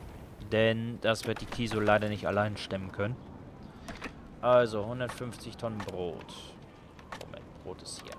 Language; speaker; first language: German; native; German